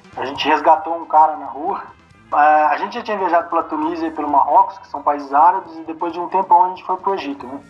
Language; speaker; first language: Portuguese; native; Portuguese